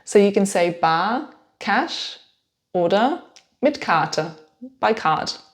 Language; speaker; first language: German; non-native, fluent; English